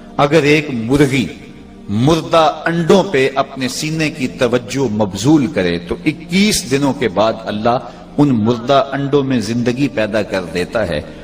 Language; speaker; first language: Urdu; non-native, local second language; Punjabi